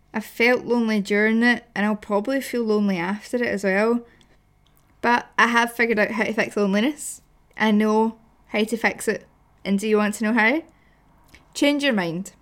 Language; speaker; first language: English; native; English